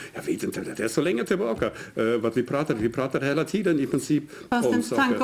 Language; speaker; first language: Swedish; non-native, fluent; German